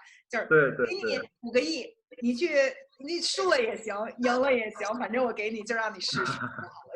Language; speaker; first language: Chinese; native; Chinese